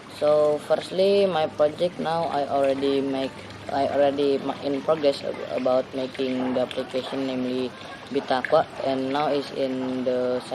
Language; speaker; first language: English; non-native, learner; Indonesian